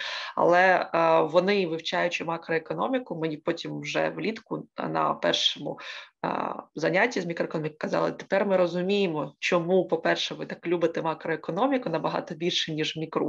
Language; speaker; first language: Ukrainian; native; Ukrainian